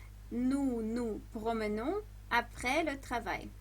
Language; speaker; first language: French; non-native, fluent; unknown